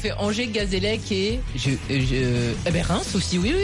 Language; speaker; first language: French; native; French